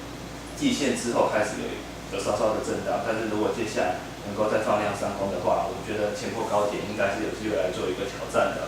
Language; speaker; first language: Chinese; native; Chinese